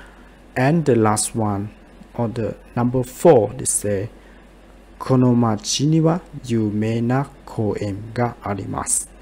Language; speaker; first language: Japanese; non-native, fluent; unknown